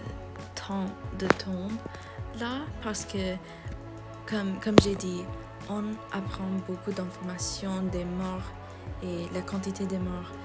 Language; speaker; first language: French; non-native, learner; English